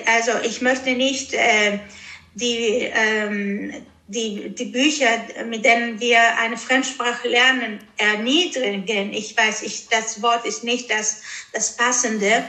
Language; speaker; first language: German; early bilingual, other home language; Greek